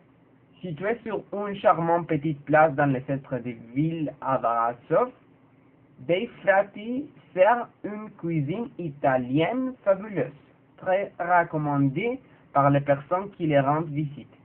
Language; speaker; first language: French; non-native, learner; Spanish